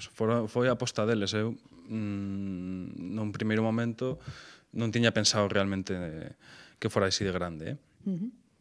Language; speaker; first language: Galician; non-native, local second language; Spanish